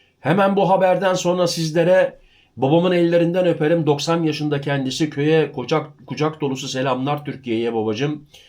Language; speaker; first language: Turkish; early bilingual, heritage; Turkish